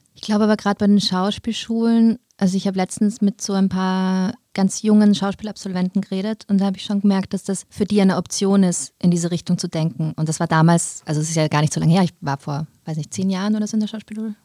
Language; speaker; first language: German; native; German